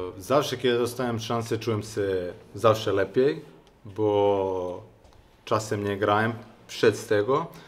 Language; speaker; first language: Polish; non-native, learner; Serbian